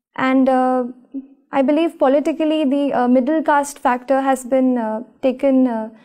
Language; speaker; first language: English; non-native, local second language; Marathi